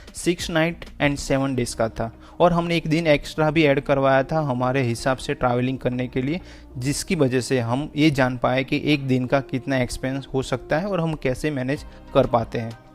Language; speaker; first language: Hindi; native; Hindi